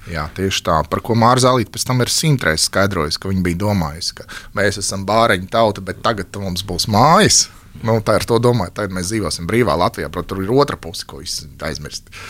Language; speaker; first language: Latvian; native; Latvian